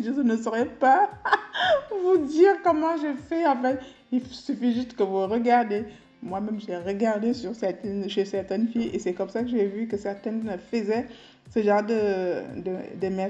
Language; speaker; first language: French; native; French